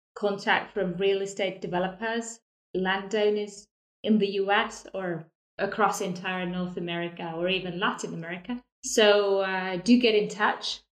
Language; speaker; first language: English; non-native, fluent; Estonian